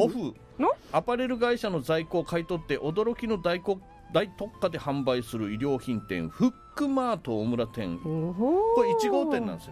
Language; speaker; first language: Japanese; native; Japanese